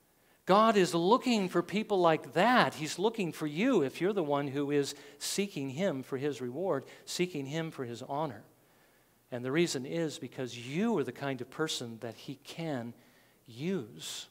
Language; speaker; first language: English; native; English